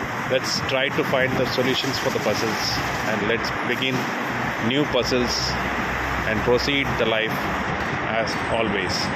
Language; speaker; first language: English; non-native, local second language; Tamil